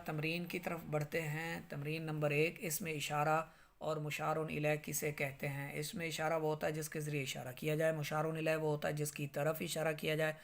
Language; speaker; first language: Urdu; native; Urdu